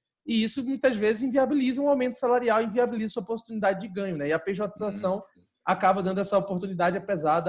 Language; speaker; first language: Portuguese; native; Portuguese